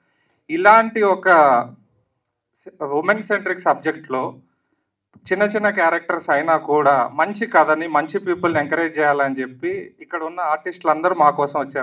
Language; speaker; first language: Telugu; native; Telugu